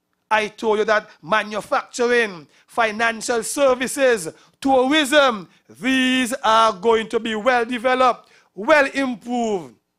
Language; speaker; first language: English; native; English